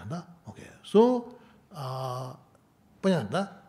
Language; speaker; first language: Russian; non-native, learner; Tibetan